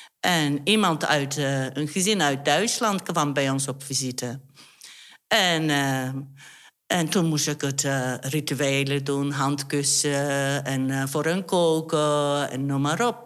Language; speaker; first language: Dutch; non-native, fluent; Turkish